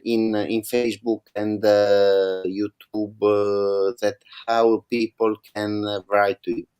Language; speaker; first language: English; non-native, learner; Italian